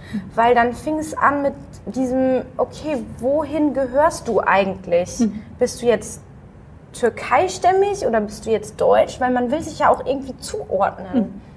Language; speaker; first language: German; native; German